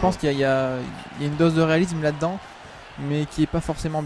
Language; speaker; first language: French; native; French